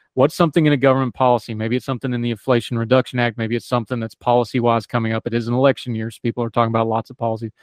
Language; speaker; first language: English; native; English